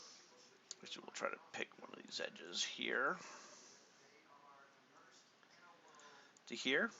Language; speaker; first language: English; native; English